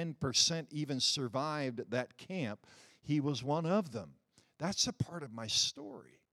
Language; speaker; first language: English; early bilingual, other home language; Dutch